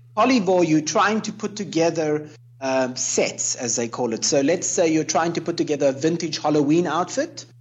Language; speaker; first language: English; native; English